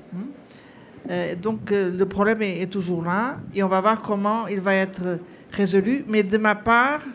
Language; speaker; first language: French; non-native, fluent; Portuguese